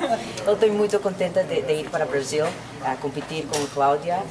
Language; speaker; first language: Portuguese; non-native, learner; Spanish